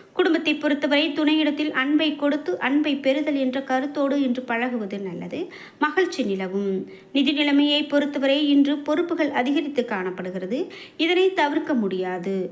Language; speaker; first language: Tamil; native; Tamil